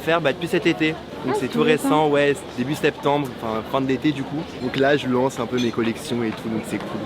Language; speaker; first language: French; native; French